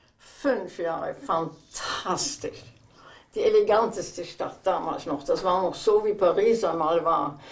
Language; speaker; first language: German; native; German